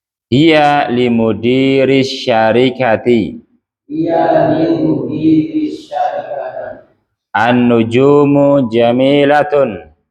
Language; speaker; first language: Arabic; non-native, fluent; Indonesian